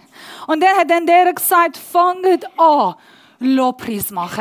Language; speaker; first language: German; non-native, learner; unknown